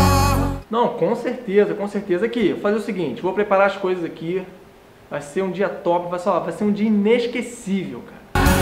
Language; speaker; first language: Portuguese; native; Portuguese